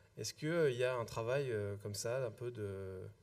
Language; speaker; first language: French; native; French